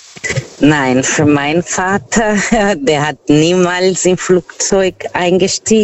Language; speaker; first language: German; non-native, fluent; Portuguese